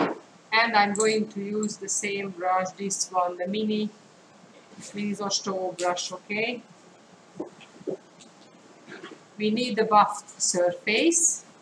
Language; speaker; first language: English; non-native, fluent; Hungarian